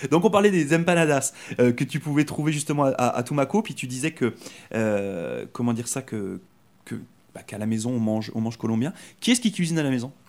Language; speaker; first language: French; native; French